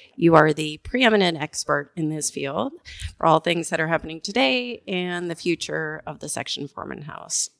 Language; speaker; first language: English; native; English